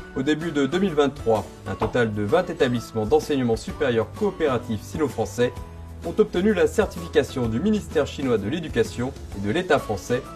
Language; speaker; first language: French; native; French